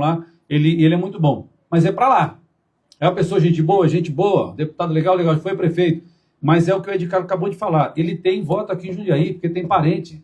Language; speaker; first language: Portuguese; native; Portuguese